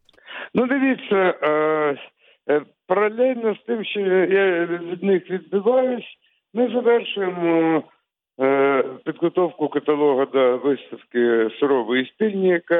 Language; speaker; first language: Ukrainian; non-native, local second language; Russian